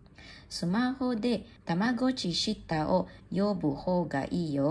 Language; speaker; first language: Japanese; non-native, learner; English